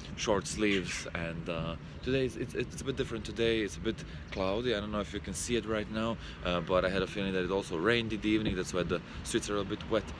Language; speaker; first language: English; non-native, fluent; Croatian